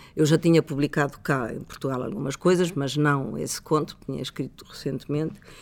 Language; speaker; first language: Portuguese; non-native, fluent; Spanish